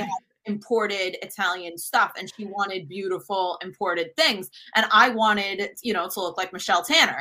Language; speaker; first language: English; early bilingual, other home language; Italian